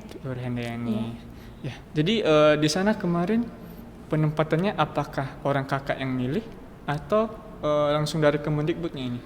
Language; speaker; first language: Indonesian; native; Indonesian